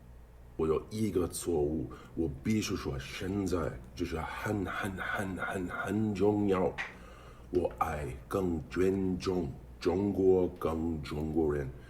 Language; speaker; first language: Chinese; non-native, learner; English